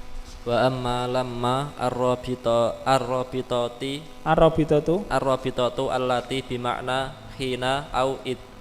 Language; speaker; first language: Arabic; non-native, learner; Indonesian